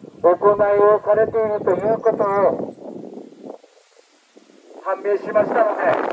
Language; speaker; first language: Japanese; native; Japanese